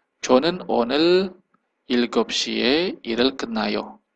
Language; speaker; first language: Korean; non-native, fluent; Indonesian